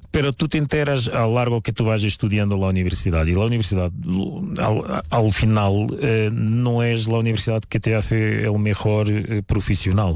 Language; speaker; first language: Spanish; non-native, fluent; Portuguese